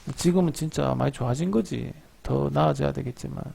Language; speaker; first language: Korean; native; Korean